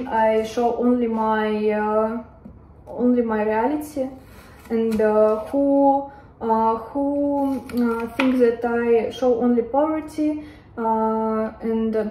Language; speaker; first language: English; non-native, learner; Russian